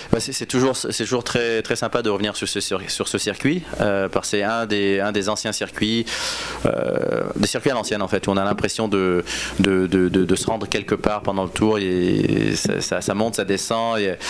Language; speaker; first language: French; native; French